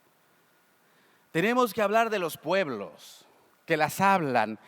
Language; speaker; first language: Spanish; native; Spanish